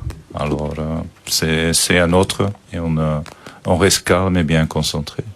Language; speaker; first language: French; non-native, fluent; Dutch